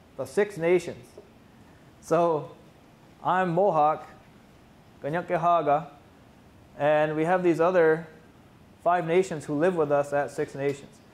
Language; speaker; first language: English; native; English